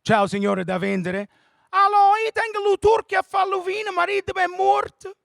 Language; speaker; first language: Italian; early bilingual, other home language; English